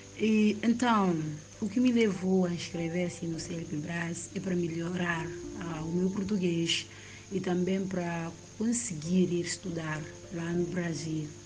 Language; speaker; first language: Portuguese; non-native, local second language; Upper Guinea Crioulo